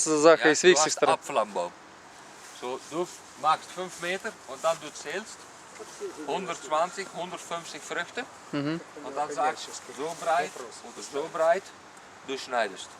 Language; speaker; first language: German; non-native, learner; Dutch